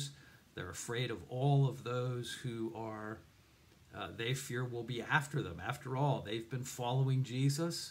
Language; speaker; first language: English; native; English